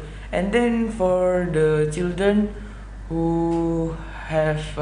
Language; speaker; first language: English; non-native, learner; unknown